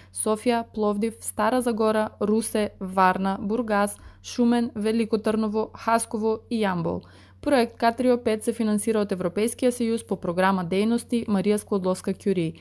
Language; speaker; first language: Bulgarian; native; Bulgarian